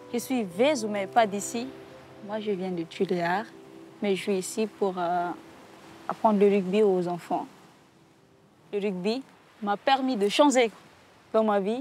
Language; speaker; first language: French; non-native, local second language; Malagasy